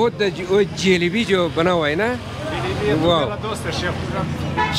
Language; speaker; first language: Hindi; non-native, local second language; Persian